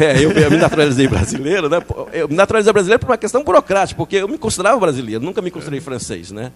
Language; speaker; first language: Portuguese; early bilingual, other home language; French